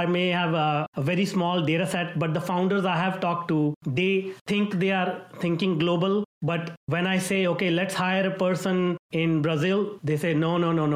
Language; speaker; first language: English; non-native, local second language; Hindi